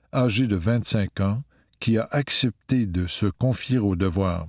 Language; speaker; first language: French; native; French